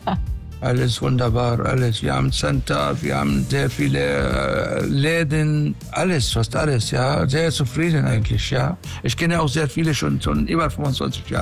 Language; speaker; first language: German; non-native, fluent; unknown